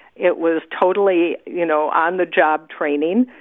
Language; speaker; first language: English; native; English